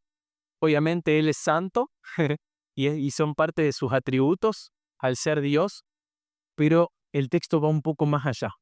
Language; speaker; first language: Spanish; native; Spanish